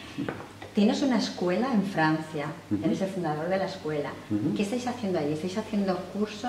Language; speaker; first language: Spanish; native; Spanish